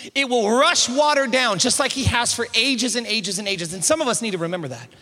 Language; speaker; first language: English; native; English